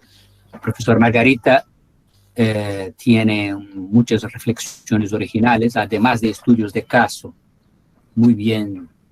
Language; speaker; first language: Spanish; non-native, fluent; Portuguese